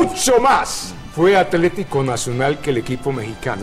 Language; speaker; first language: Spanish; native; Spanish